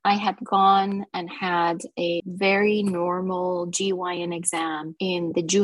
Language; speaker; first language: English; non-native, fluent; Persian